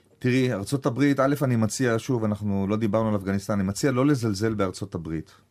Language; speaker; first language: Hebrew; native; Hebrew